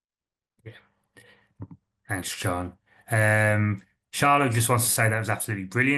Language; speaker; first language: English; native; English